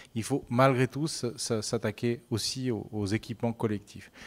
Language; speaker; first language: French; non-native, fluent; Spanish